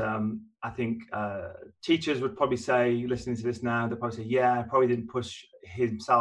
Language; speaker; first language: English; native; English